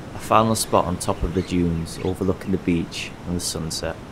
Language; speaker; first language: English; native; English